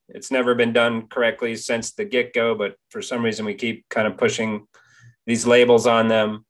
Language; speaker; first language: English; native; English